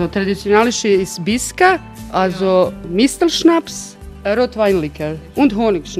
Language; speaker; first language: German; non-native, learner; Croatian